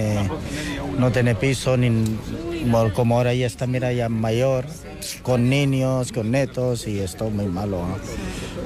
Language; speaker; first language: Spanish; non-native, learner; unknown